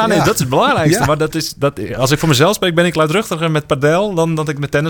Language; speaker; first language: Dutch; native; Dutch